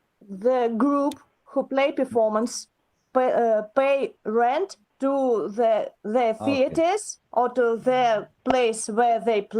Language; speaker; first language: English; non-native, learner; Russian